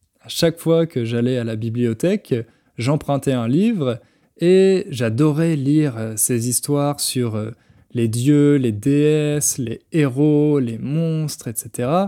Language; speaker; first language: French; native; French